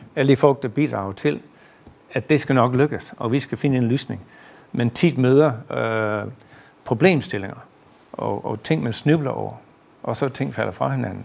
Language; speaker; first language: Danish; non-native, fluent; English